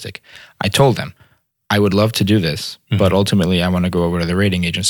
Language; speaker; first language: English; native; English